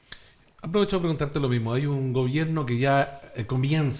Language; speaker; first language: Spanish; native; Spanish